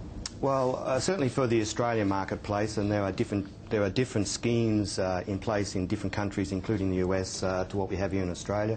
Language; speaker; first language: English; native; English